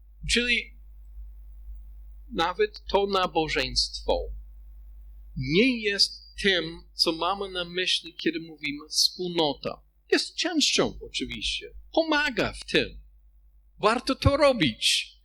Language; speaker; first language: Polish; non-native, fluent; English